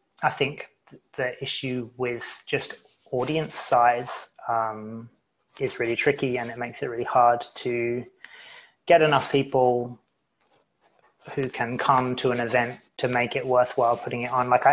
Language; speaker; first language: English; native; English